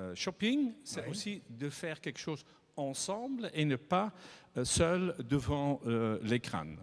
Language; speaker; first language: French; non-native, fluent; Dutch